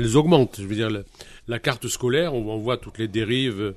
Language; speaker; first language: French; native; French